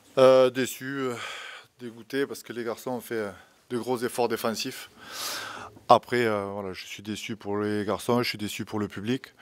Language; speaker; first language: French; native; French